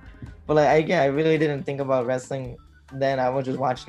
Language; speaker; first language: English; native; English